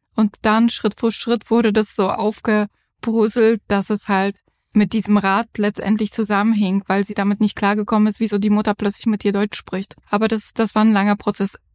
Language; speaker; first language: German; non-native, fluent; Polish